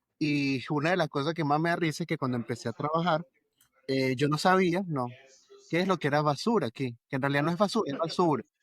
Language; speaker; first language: Spanish; native; Spanish